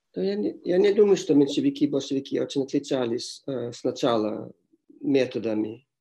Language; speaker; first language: Russian; non-native, fluent; English